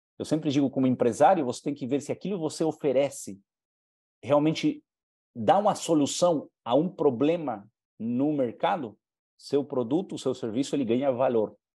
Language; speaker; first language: Portuguese; non-native, fluent; Spanish